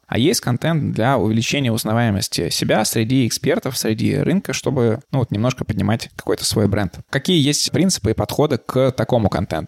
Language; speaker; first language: Russian; native; Russian